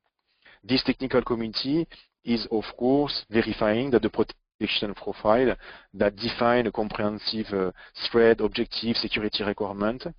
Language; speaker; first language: English; non-native, fluent; French